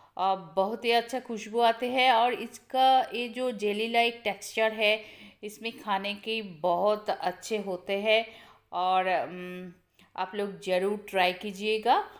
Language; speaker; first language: Hindi; non-native, local second language; Bangla